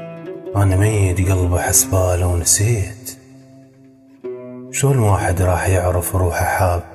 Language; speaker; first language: Arabic; native; Arabic